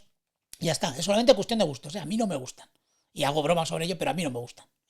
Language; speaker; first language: Spanish; native; Spanish